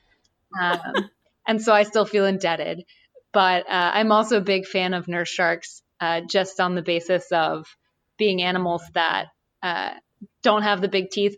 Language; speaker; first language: English; native; English